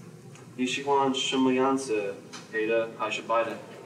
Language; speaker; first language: Chinese; non-native, learner; English